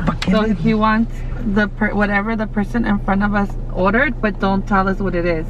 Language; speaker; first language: English; early bilingual, other home language; Spanish